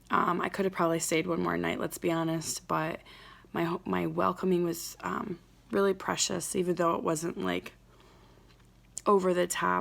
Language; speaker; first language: English; native; English